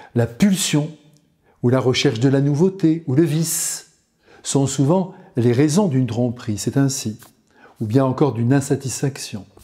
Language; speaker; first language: French; native; French